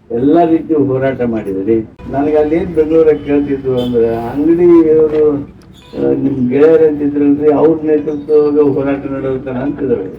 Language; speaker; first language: Kannada; native; Kannada